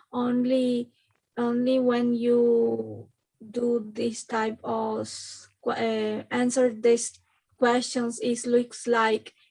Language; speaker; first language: English; non-native, learner; Spanish